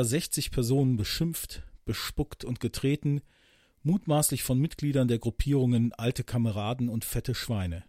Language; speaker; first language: German; native; German